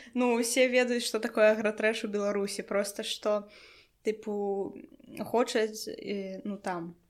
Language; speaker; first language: Belarusian; non-native, local second language; Russian